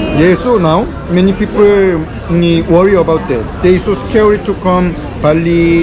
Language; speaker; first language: English; non-native, learner; Korean